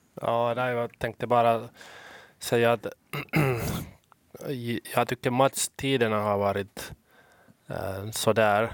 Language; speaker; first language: Swedish; non-native, local second language; Finnish